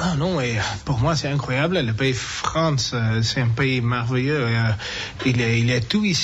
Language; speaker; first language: French; non-native, learner; English